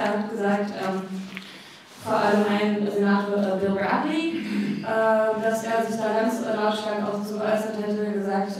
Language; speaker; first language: German; native; German